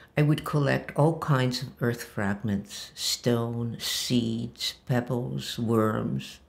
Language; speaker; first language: English; early bilingual, other home language; Hebrew